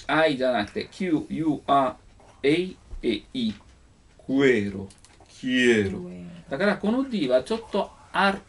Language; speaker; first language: Japanese; non-native, learner; Italian